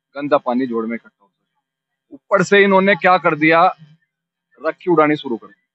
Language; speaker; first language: Hindi; native; Hindi